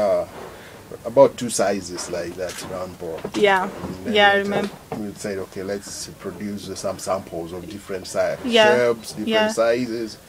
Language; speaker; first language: English; non-native, local second language; Acoli